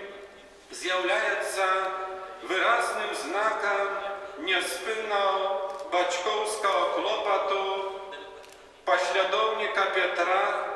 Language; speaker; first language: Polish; non-native, local second language; Belarusian